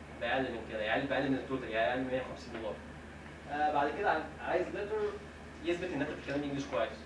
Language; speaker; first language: Arabic; native; Arabic